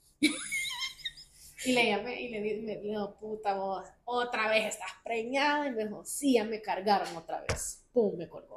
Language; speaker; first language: Spanish; early bilingual, other home language; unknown